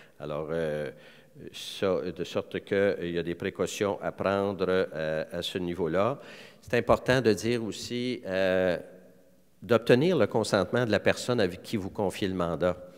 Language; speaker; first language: French; native; French